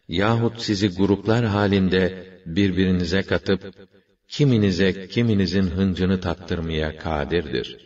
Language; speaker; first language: Turkish; native; Turkish